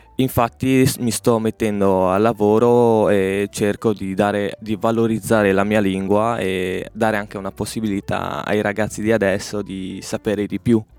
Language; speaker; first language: Italian; early bilingual, other home language; Chinese